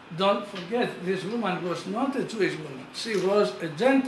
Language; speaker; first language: English; non-native, fluent; Greek